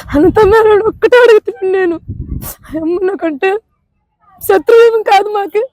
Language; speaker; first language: Telugu; native; Telugu